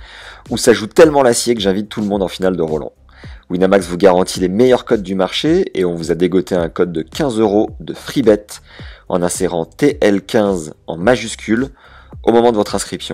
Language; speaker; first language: French; native; French